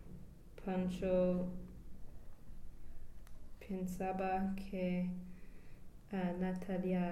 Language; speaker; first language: Spanish; non-native, learner; English